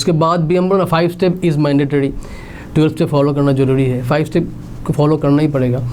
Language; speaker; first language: Hindi; non-native, local second language; Bangla